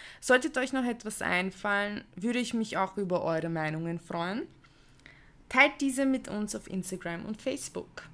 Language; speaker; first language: German; early bilingual, other home language; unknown